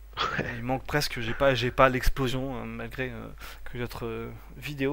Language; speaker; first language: French; native; French